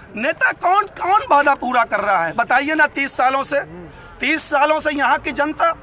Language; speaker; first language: Hindi; native; Hindi